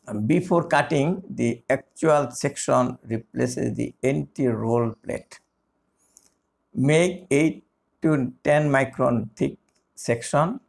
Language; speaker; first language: English; non-native, local second language; Bangla